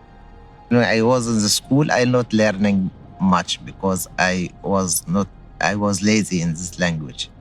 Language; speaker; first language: English; non-native, learner; Arabic